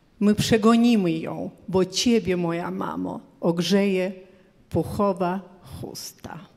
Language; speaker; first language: Polish; early bilingual, heritage; Polish